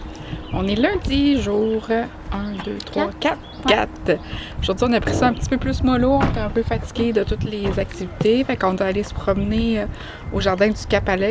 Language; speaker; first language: French; native; French